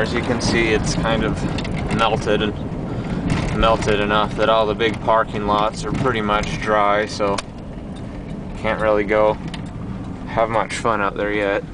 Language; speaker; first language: English; native; English